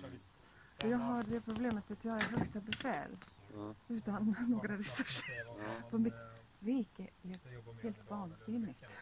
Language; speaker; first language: Swedish; non-native, fluent; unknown